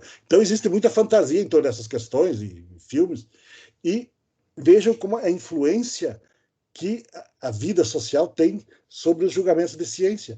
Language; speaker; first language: Portuguese; native; Portuguese